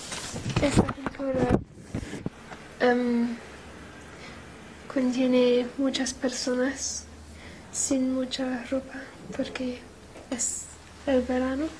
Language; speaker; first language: Spanish; non-native, learner; English